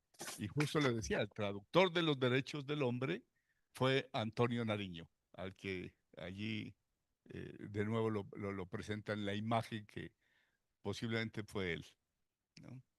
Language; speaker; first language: Spanish; native; Spanish